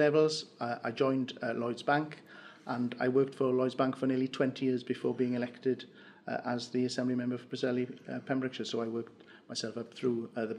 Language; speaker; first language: English; non-native, local second language; Welsh